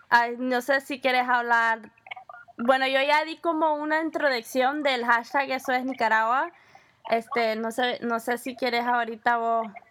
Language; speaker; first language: Spanish; early bilingual, heritage; Spanish